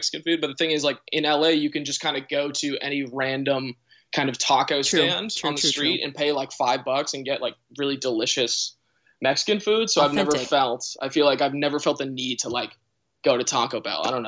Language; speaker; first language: English; native; English